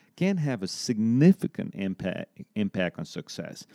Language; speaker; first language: English; non-native, fluent; Portuguese